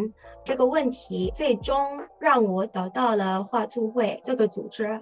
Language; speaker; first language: Chinese; early bilingual, heritage; English